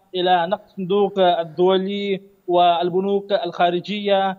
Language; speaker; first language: Arabic; non-native, fluent; Urdu